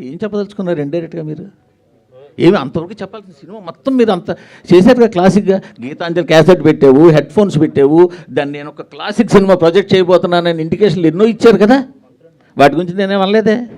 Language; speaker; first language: Telugu; native; Telugu